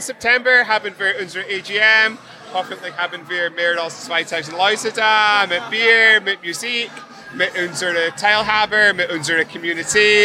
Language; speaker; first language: German; non-native, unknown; English